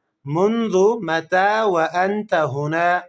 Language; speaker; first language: Arabic; non-native, fluent; Urdu